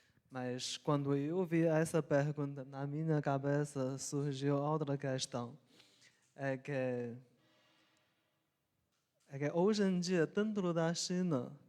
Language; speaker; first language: Portuguese; non-native, local second language; Chinese